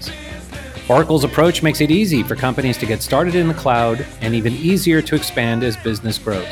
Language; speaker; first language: English; native; English